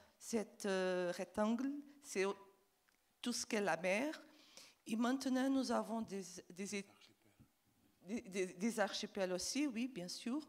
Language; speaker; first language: French; non-native, fluent; Portuguese